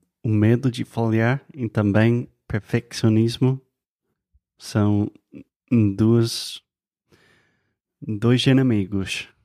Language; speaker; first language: Portuguese; non-native, fluent; English